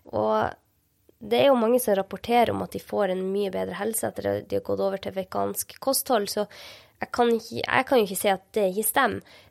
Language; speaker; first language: Norwegian; native; Norwegian